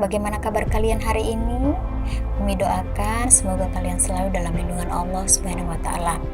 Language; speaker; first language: Indonesian; native; Indonesian